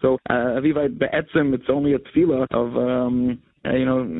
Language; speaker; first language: English; native; English